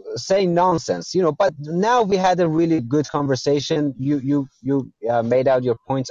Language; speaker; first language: English; non-native, fluent; Persian